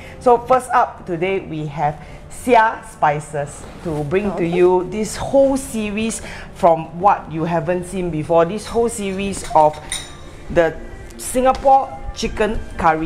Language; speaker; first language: English; non-native, local second language; Chinese